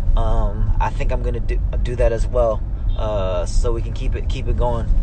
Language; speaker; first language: English; early bilingual, other home language; Korean